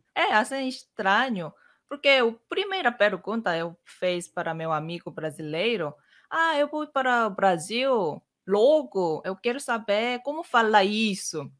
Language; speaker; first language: Portuguese; non-native, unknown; Korean